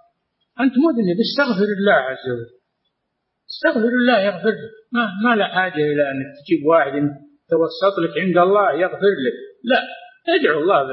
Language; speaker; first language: Arabic; native; Arabic